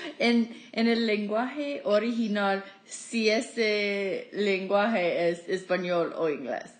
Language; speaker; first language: Spanish; non-native, fluent; English